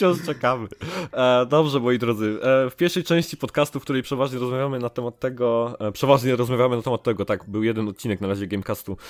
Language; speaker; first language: Polish; native; Polish